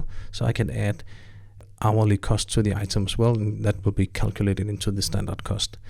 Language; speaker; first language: English; non-native, fluent; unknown